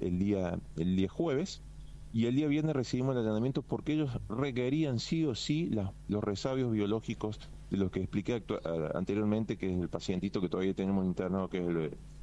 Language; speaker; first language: Spanish; native; Spanish